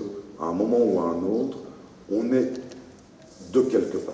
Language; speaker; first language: French; native; French